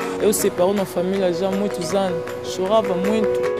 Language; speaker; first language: Portuguese; non-native, learner; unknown